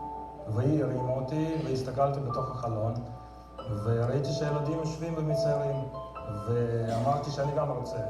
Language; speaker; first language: Hebrew; non-native, fluent; Russian